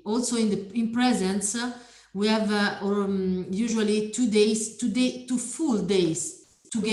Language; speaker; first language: English; non-native, learner; Italian